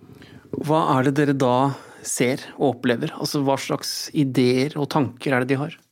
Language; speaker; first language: Norwegian; native; Norwegian